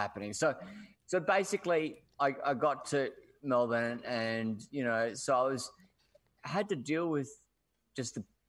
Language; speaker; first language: English; native; English